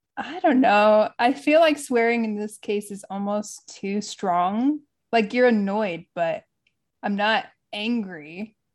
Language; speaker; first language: English; native; English